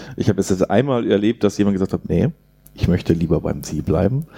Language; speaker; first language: German; native; German